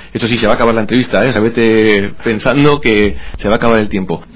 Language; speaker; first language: Spanish; native; Spanish